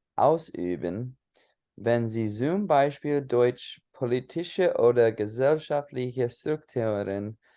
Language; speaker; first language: German; non-native, learner; English